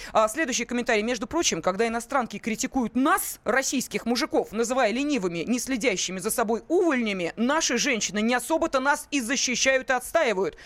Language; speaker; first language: Russian; native; Russian